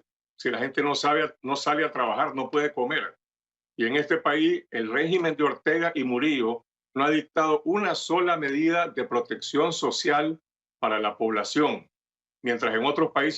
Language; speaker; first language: Spanish; native; Spanish